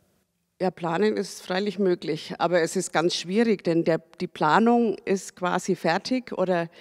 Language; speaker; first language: German; native; German